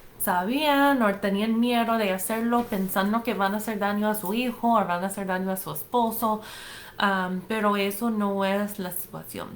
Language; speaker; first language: Spanish; non-native, fluent; English